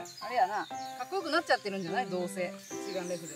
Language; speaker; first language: Japanese; native; Japanese